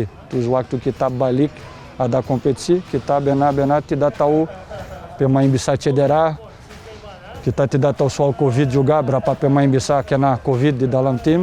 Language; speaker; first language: Indonesian; non-native, fluent; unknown